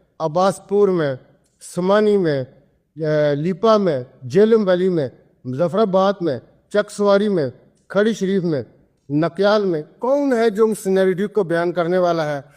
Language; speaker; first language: Urdu; non-native, local second language; Pahari-Potwari